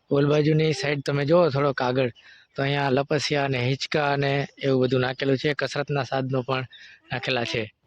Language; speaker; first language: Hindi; non-native, local second language; Gujarati